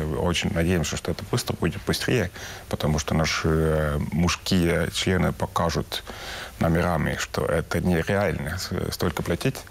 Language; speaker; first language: Russian; non-native, local second language; Estonian